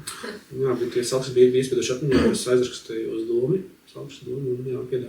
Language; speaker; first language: Latvian; native; Latvian